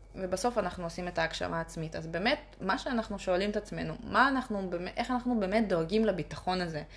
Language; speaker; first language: Hebrew; early bilingual, other home language; Russian